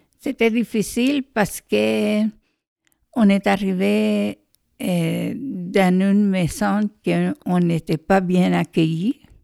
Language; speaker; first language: French; non-native, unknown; Spanish